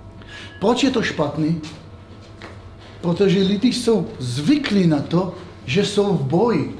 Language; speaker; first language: Czech; non-native, fluent; Hebrew